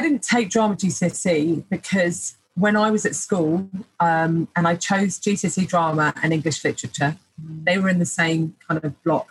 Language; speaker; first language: English; native; English